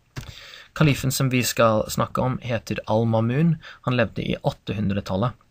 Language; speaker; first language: Norwegian; non-native, fluent; English